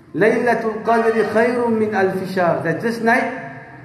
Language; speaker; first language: English; native; English